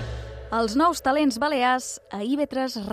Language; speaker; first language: Catalan; native; Catalan